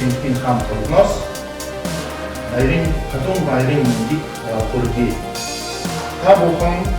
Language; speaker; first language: Mongolian; non-native, learner; Polish